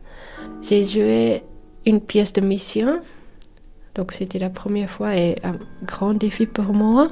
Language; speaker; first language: French; non-native, fluent; Japanese